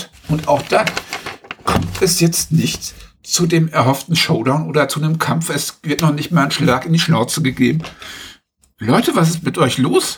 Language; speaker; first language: German; native; German